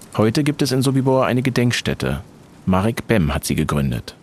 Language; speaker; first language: German; native; German